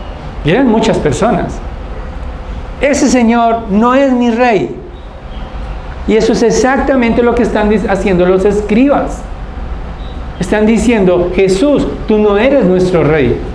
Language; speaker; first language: Spanish; native; Spanish